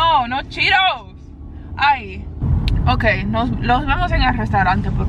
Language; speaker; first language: Spanish; early bilingual, heritage; Spanish